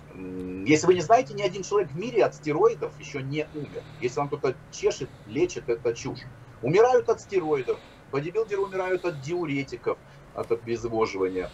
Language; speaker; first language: Russian; native; Russian